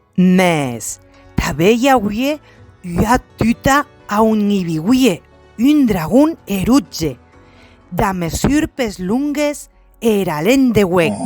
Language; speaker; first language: Occitan; non-native, local second language; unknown